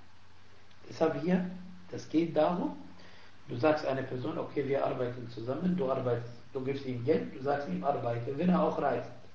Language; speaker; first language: German; non-native, fluent; Arabic